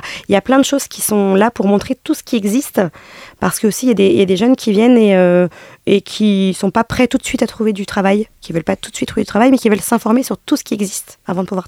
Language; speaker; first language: French; native; French